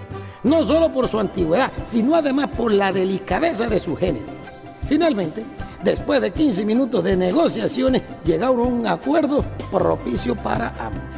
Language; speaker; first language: Spanish; native; Spanish